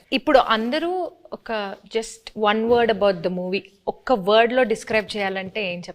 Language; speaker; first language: Telugu; native; Telugu